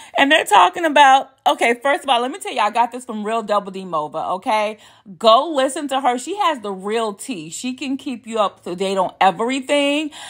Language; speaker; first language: English; native; English